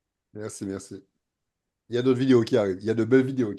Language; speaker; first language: French; native; French